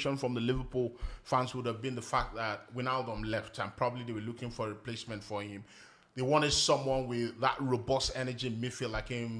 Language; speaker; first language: English; non-native, local second language; Ibibio